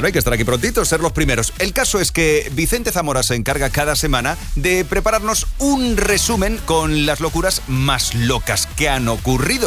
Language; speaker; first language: Spanish; native; Spanish